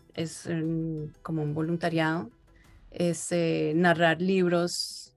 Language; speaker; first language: Spanish; early bilingual, heritage; Spanish